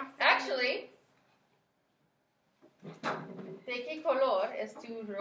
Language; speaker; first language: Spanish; non-native, fluent; English